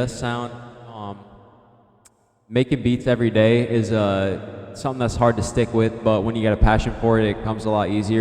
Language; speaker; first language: English; native; English